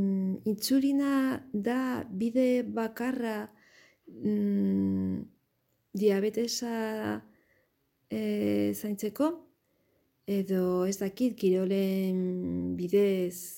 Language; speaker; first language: Basque; non-native, learner; Spanish